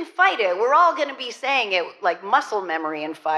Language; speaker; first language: English; native; English